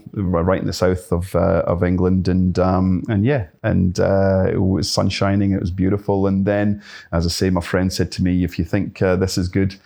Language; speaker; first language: English; native; English